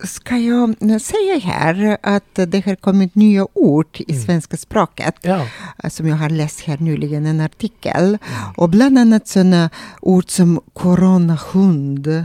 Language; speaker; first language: Swedish; non-native, fluent; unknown